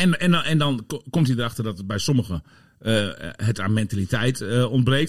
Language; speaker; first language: Dutch; native; Dutch